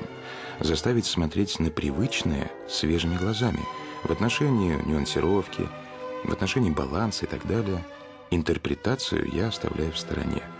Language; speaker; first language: Russian; native; Russian